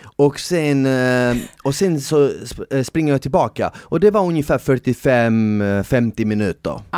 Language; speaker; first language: Swedish; early bilingual, other home language; Bosnian